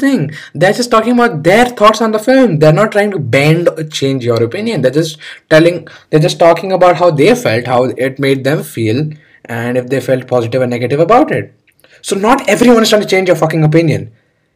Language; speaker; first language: English; non-native, local second language; Hindi